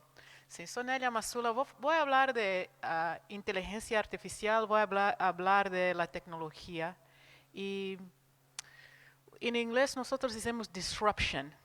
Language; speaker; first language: Spanish; non-native, fluent; Portuguese